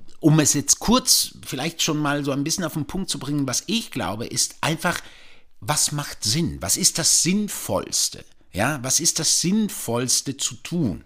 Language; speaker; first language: German; non-native, fluent; Italian